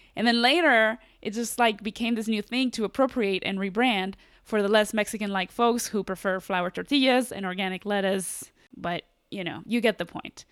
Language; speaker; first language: English; early bilingual, other home language; Spanish